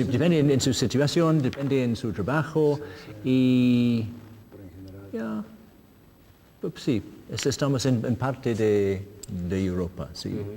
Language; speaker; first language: Spanish; non-native, learner; English